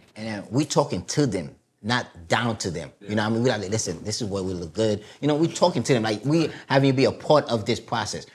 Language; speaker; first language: English; early bilingual, other home language; Haitian Creole